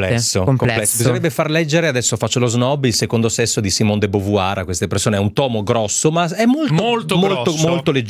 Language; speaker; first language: Italian; native; Italian